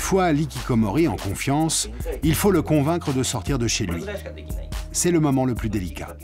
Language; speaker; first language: French; native; French